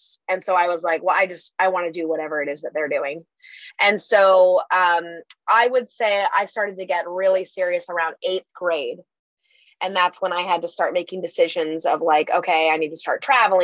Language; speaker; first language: English; native; English